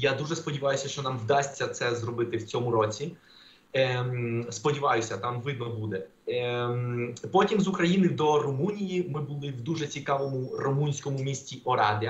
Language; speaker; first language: Ukrainian; non-native, fluent; Spanish